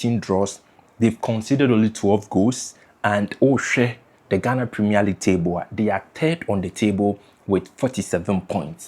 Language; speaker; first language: English; non-native, local second language; Akan